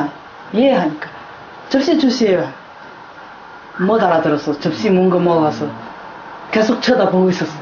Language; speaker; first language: Korean; non-native, learner; Russian